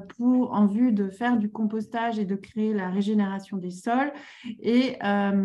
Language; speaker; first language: French; native; French